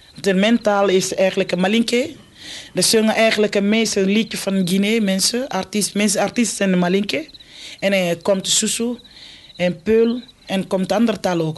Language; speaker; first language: Dutch; non-native, fluent; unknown